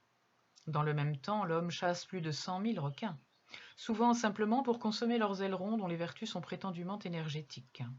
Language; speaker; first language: French; native; French